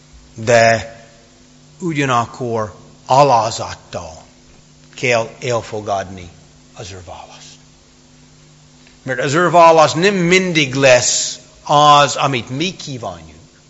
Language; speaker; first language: Hungarian; non-native, fluent; English